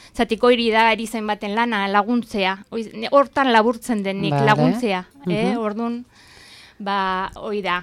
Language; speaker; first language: Basque; native; Basque